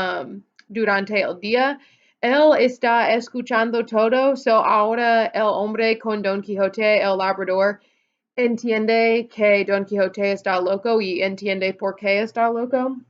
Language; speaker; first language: Spanish; non-native, fluent; English